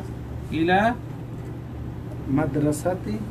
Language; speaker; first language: Arabic; non-native, learner; Bangla